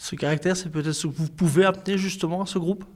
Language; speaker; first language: French; native; French